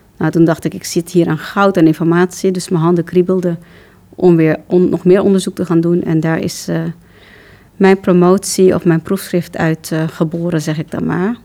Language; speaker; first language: Dutch; early bilingual, other home language; Turkish